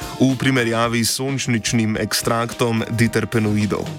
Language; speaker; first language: Slovenian; native; Slovenian